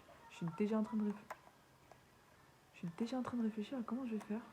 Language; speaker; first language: French; native; French